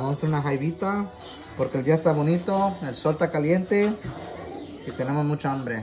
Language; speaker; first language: Spanish; early bilingual, heritage; Spanish